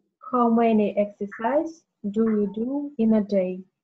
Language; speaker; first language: English; non-native, learner; Russian